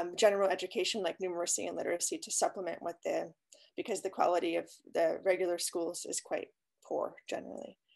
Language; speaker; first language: English; native; English